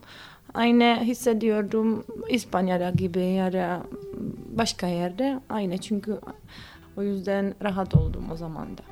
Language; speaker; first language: Turkish; non-native, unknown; Czech